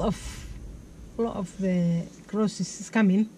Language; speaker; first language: English; non-native, learner; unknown